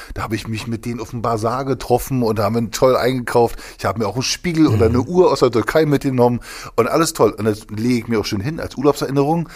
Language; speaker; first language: German; native; German